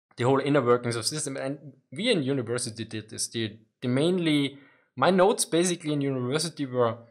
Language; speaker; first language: English; non-native, fluent; German